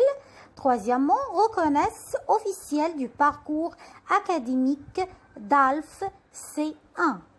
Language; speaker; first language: French; non-native, fluent; Arabic